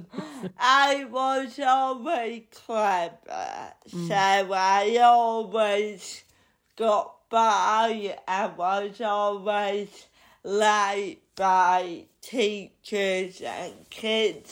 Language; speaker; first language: English; native; English